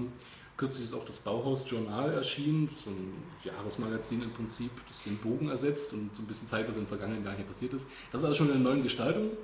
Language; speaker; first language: German; native; German